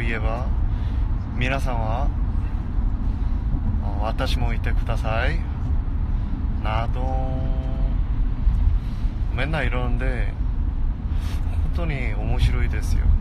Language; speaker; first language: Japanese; non-native, learner; Korean